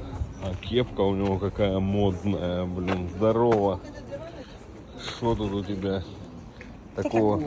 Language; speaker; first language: Russian; native; Russian